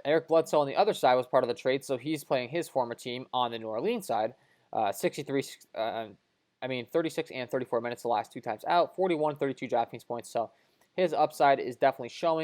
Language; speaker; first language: English; native; English